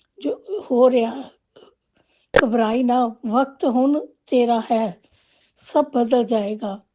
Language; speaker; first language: Hindi; non-native, local second language; Punjabi